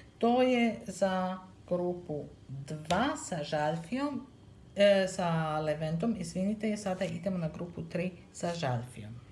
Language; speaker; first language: Serbian; early bilingual, heritage; Serbian